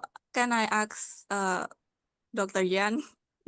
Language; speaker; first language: English; non-native, learner; Indonesian